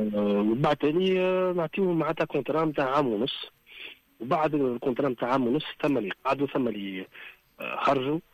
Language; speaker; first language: Arabic; early bilingual, heritage; Arabic